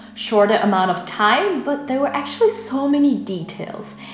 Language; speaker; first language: English; non-native, fluent; Russian